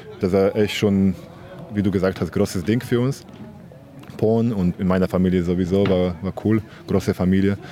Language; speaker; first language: German; non-native, fluent; Polish